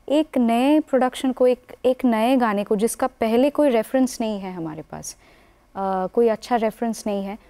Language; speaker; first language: Hindi; non-native, local second language; Bangla